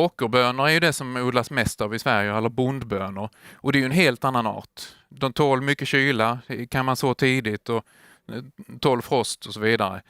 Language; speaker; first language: Swedish; native; Swedish